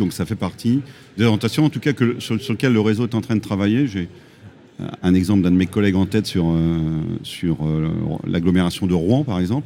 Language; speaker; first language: French; native; French